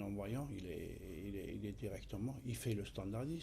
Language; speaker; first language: French; non-native, fluent; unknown